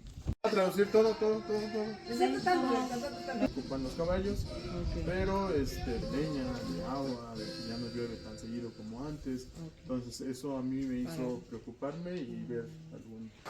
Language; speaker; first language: Spanish; native; Spanish